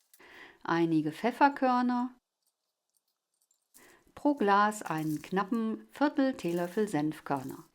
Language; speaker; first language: German; native; German